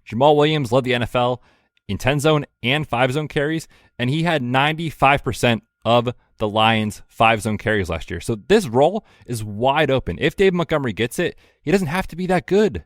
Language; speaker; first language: English; native; English